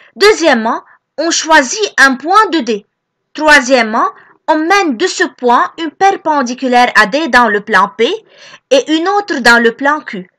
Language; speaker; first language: French; non-native, local second language; Arabic